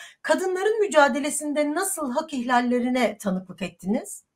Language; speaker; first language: Turkish; native; Turkish